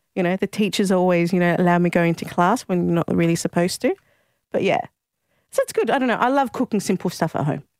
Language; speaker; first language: English; non-native, local second language; Greek